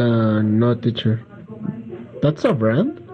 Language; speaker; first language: English; non-native, learner; Spanish